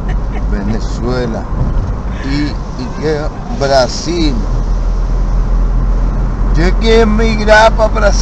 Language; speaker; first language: Portuguese; non-native, learner; Spanish